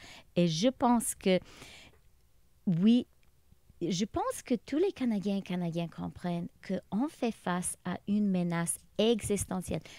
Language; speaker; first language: French; non-native, local second language; English